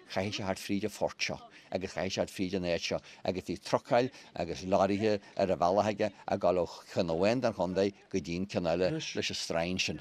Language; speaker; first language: Irish; native; Irish